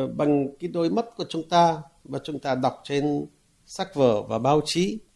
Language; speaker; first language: Vietnamese; non-native, fluent; Arabic